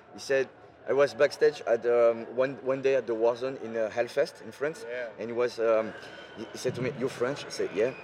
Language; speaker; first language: English; non-native, fluent; French